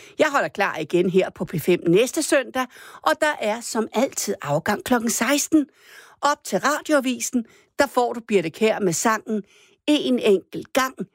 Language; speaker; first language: Danish; native; Danish